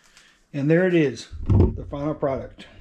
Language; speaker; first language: English; native; English